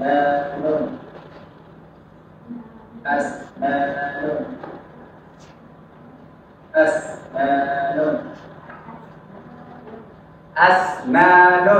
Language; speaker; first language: Arabic; non-native, learner; Malay